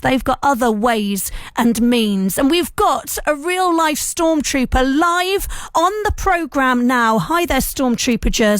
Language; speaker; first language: English; native; English